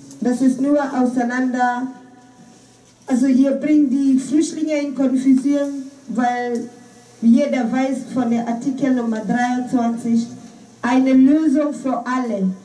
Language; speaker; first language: German; non-native, fluent; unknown